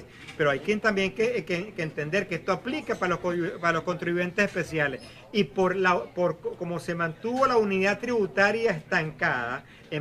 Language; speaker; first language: Spanish; native; Spanish